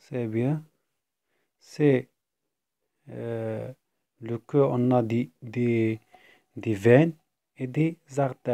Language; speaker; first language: French; non-native, fluent; Arabic